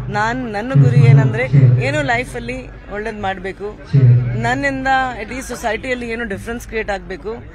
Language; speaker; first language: Kannada; non-native, fluent; Hindi